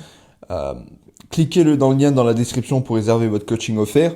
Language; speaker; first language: French; native; French